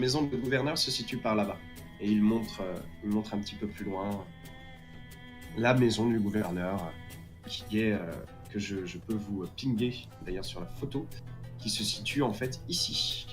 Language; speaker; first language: French; native; French